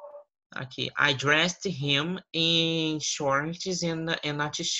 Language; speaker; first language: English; non-native, fluent; Portuguese